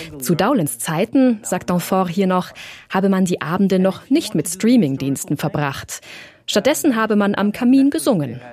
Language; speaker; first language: German; native; German